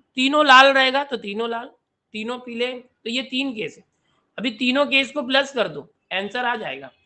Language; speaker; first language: Hindi; non-native, local second language; Marathi